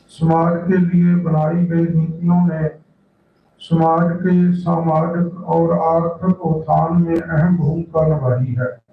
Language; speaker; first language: Hindi; non-native, local second language; Punjabi